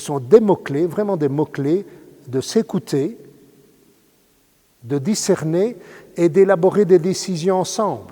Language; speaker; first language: French; native; French